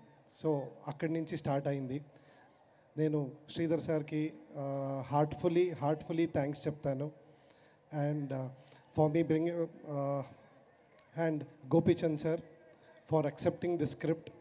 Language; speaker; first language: Telugu; non-native, fluent; Kannada